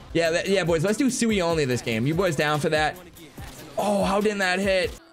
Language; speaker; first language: English; native; English